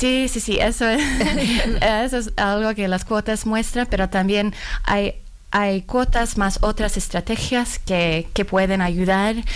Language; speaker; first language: Spanish; non-native, fluent; Finnish